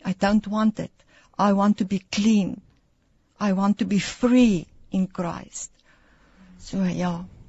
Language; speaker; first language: English; non-native, learner; Afrikaans